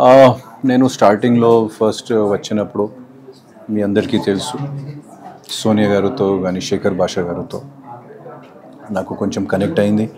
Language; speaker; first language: Telugu; non-native, fluent; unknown